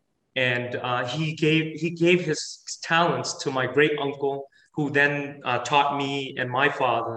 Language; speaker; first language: English; native; English